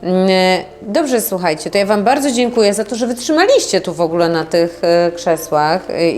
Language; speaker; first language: Polish; native; Polish